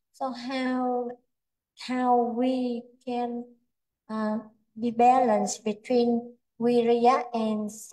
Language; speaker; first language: English; non-native, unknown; Vietnamese